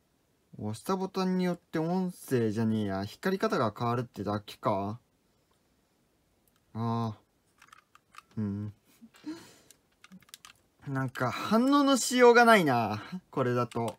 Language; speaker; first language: Japanese; native; Japanese